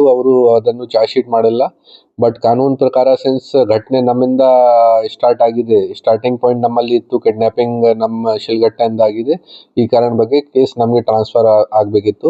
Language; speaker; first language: Kannada; non-native, fluent; Hindi